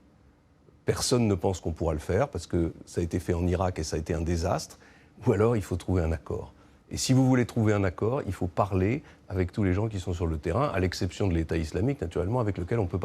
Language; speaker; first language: French; native; French